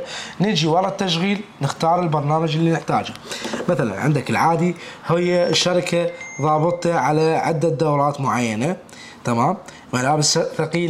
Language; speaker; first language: Arabic; native; Arabic